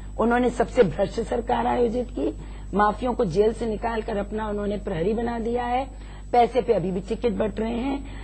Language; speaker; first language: Hindi; native; Hindi